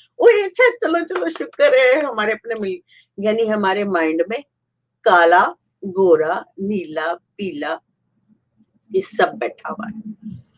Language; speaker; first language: Urdu; native; Urdu